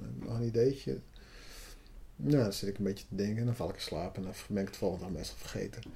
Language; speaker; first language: Dutch; non-native, local second language; Western Frisian